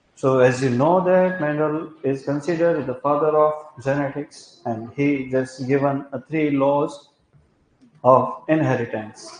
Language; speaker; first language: English; non-native, local second language; Hindi